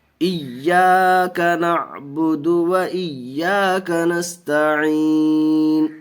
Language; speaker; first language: Urdu; native; Urdu